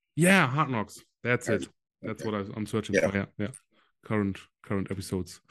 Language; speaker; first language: English; non-native, fluent; German